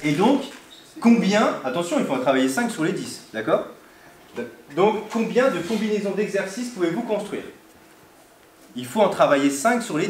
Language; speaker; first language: French; native; French